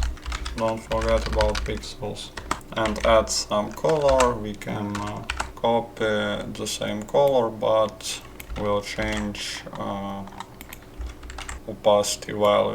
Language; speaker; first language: English; non-native, fluent; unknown